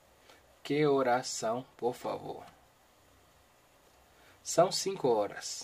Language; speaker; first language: Portuguese; non-native, learner; Haitian Creole